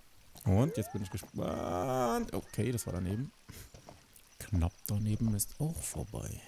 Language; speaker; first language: German; native; German